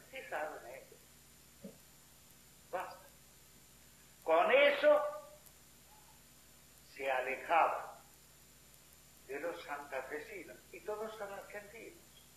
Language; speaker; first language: Spanish; non-native, fluent; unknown